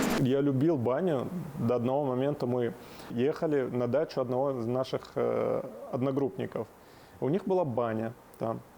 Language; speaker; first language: Russian; non-native, fluent; Arabic